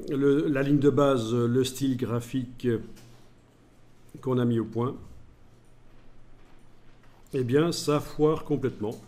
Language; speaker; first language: French; native; French